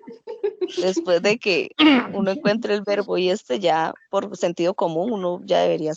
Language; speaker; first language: Spanish; native; Spanish